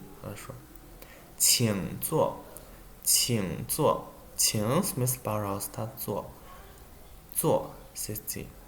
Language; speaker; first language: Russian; non-native, learner; Chinese